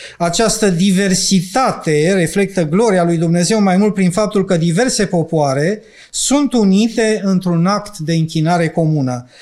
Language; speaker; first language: Romanian; non-native, local second language; Ukrainian